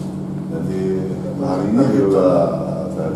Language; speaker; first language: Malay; non-native, learner; Japanese